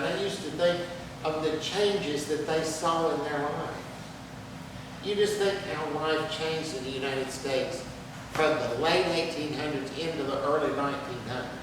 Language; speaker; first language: English; native; English